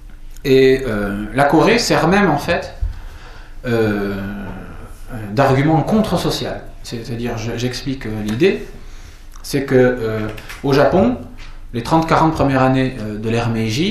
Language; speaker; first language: French; native; French